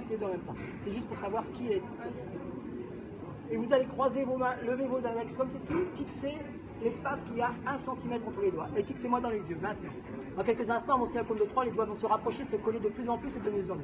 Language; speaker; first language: French; native; French